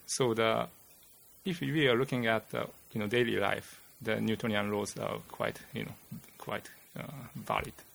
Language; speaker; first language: English; non-native, fluent; Japanese